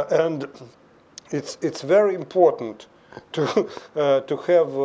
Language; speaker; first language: English; non-native, fluent; Russian